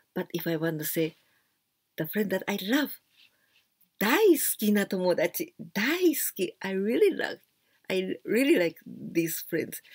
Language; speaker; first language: English; non-native, fluent; Japanese